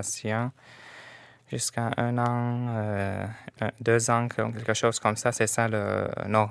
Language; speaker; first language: French; non-native, fluent; Arabic